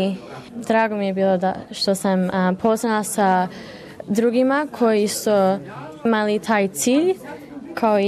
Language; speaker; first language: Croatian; early bilingual, heritage; Croatian